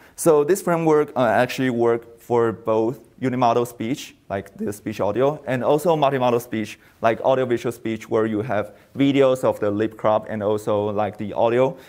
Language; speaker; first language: English; non-native, fluent; Chinese